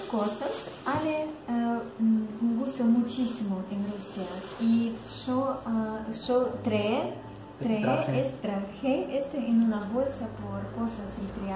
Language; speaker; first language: Spanish; non-native, learner; Russian